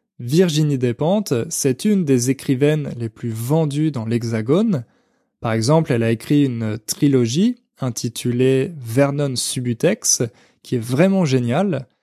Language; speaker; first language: French; native; French